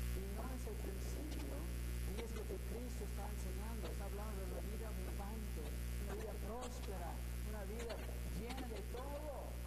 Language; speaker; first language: Spanish; non-native, fluent; English